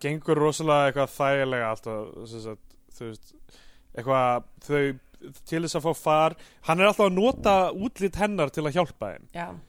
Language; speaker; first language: Icelandic; native; Icelandic